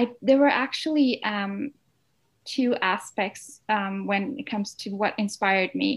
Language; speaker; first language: English; non-native, fluent; Danish